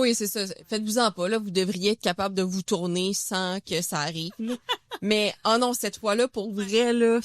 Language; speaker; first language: French; native; French